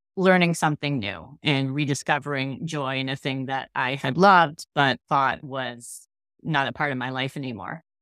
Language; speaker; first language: English; native; English